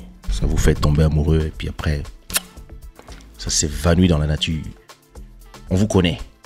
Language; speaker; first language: French; non-native, local second language; Lingala